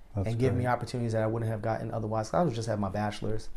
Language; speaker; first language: English; native; English